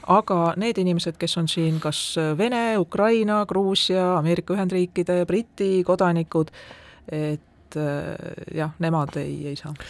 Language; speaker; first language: Estonian; native; Estonian